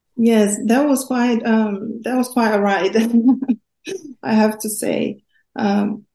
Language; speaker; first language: English; non-native, fluent; Portuguese